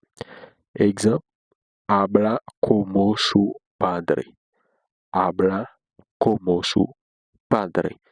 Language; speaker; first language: Spanish; non-native, fluent; Haitian Creole